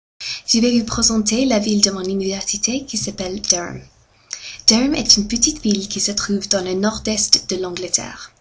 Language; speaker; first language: French; non-native, fluent; English